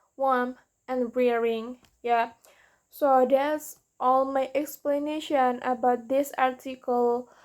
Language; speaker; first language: English; non-native, learner; Indonesian